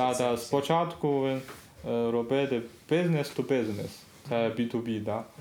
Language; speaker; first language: Ukrainian; non-native, learner; Chinese